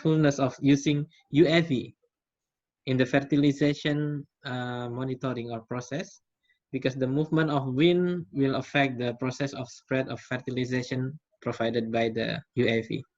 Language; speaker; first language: English; non-native, fluent; Indonesian